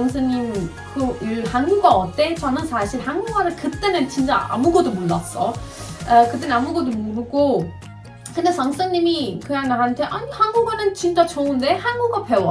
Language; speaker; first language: Korean; non-native, fluent; Persian